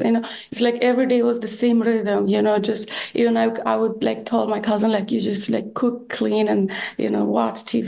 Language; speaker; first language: English; non-native, fluent; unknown